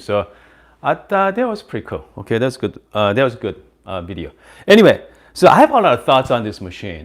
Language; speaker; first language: English; non-native, fluent; Korean